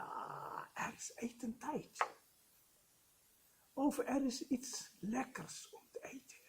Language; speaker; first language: Dutch; non-native, fluent; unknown